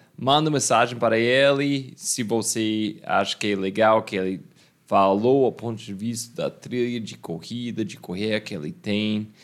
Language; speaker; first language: Portuguese; non-native, fluent; English